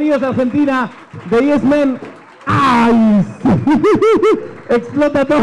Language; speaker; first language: Spanish; native; Spanish